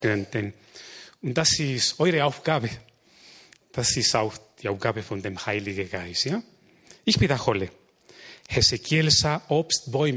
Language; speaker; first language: German; non-native, fluent; Spanish